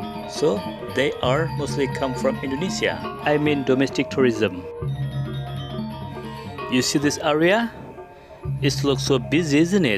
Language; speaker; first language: English; non-native, learner; Indonesian